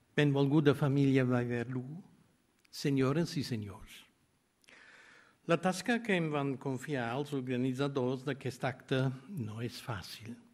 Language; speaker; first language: Catalan; non-native, fluent; German